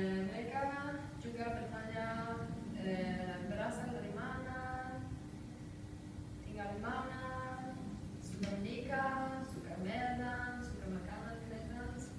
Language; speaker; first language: Indonesian; non-native, learner; Norwegian